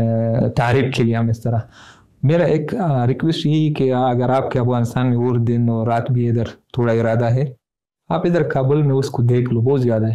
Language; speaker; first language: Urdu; non-native, fluent; Pashto